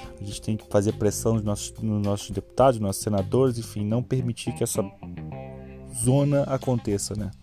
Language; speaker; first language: Portuguese; native; Portuguese